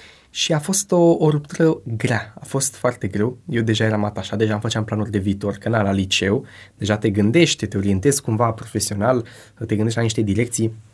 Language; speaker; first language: Romanian; non-native, fluent; Spanish